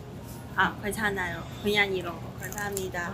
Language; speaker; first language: Korean; non-native, learner; Cantonese